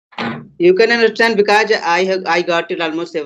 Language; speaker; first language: English; non-native, learner; Hindi